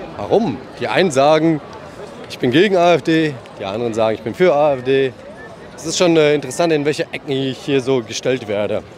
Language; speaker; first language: German; native; German